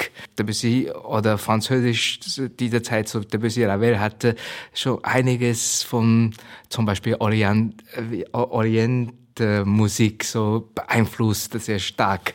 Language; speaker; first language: German; non-native, fluent; Chinese